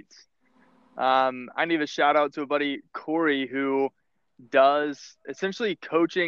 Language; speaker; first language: English; native; English